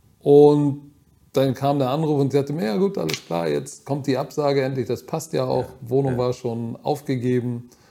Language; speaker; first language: German; native; German